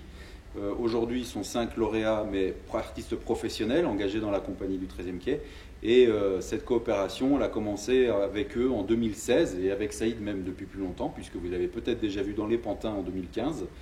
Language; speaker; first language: French; native; French